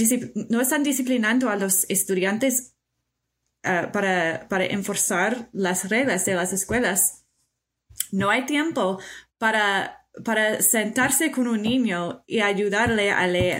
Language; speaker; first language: Spanish; non-native, fluent; English